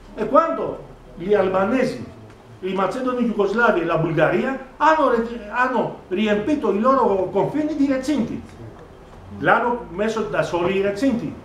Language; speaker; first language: Italian; non-native, fluent; Greek